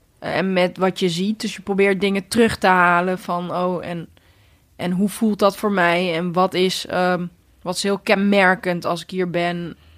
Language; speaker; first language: Dutch; native; Dutch